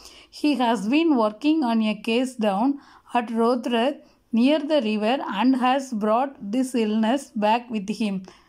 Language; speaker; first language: English; non-native, local second language; Tamil